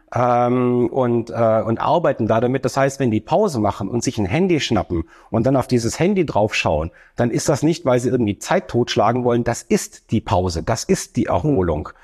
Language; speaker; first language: German; native; German